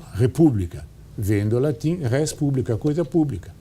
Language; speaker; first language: Portuguese; non-native, fluent; Italian